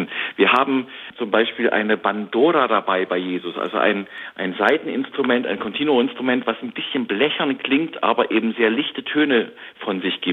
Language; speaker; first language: German; native; German